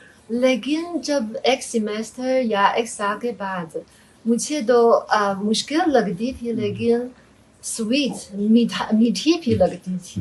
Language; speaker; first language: Hindi; non-native, fluent; Chinese